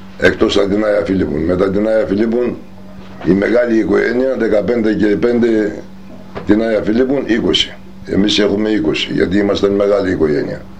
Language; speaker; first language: Greek; non-native, local second language; Turkish